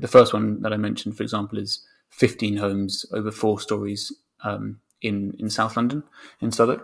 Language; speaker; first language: English; native; English